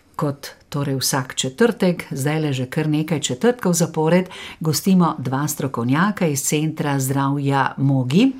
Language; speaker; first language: Slovenian; native; Slovenian